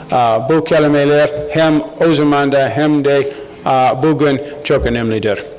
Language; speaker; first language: Turkish; non-native, learner; English